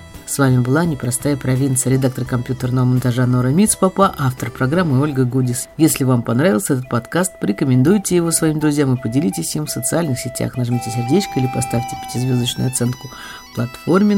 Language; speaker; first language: Russian; native; Russian